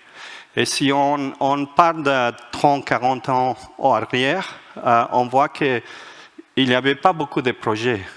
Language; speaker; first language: French; non-native, fluent; Spanish